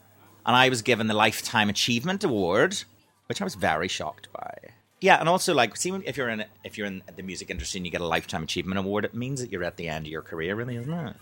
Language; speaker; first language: English; native; English